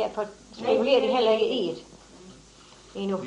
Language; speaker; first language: Danish; native; Danish